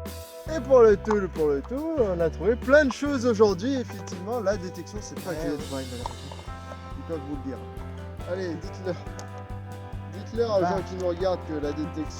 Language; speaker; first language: French; native; French